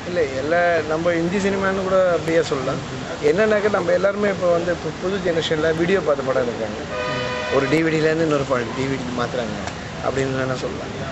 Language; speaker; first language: Tamil; non-native, local second language; Malayalam